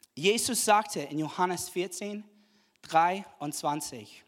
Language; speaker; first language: German; non-native, fluent; English